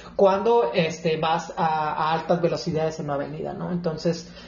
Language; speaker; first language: Spanish; native; Spanish